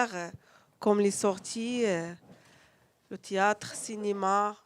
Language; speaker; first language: French; non-native, learner; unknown